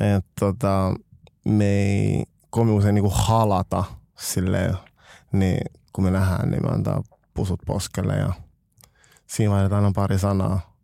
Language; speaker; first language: Finnish; early bilingual, other home language; French